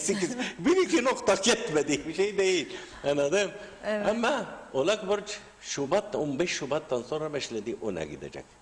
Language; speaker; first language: Turkish; non-native, learner; Arabic